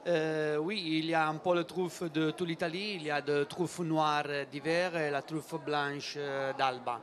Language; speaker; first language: French; non-native, learner; Italian